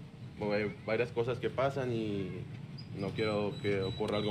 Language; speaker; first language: Spanish; native; Spanish